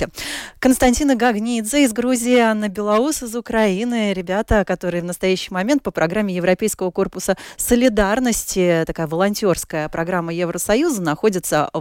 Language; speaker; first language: Russian; native; Russian